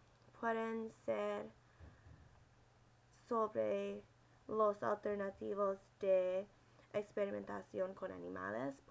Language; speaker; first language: Spanish; non-native, learner; English